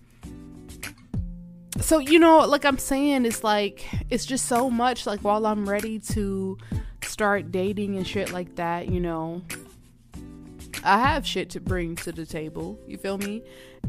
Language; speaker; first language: English; native; English